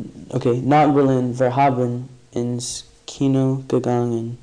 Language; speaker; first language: German; non-native, learner; English